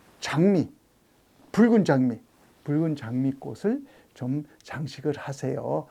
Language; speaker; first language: Korean; native; Korean